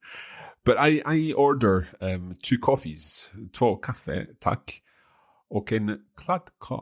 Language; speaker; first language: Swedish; non-native, learner; English